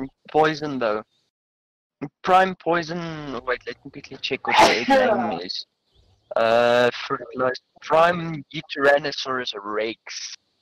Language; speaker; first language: English; non-native, local second language; Afrikaans